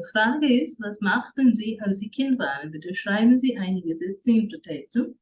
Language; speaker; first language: German; non-native, fluent; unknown